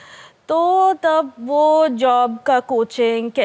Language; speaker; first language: Hindi; non-native, local second language; Bangla